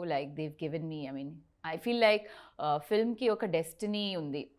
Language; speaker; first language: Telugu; non-native, learner; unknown